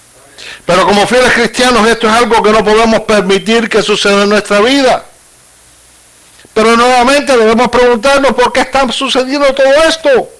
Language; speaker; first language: Spanish; native; Spanish